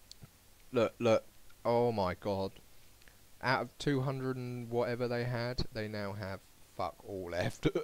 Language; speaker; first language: English; native; English